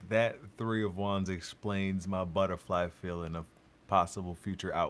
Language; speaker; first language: English; native; English